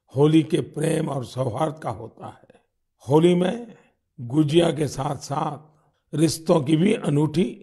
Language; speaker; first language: Hindi; non-native, local second language; Gujarati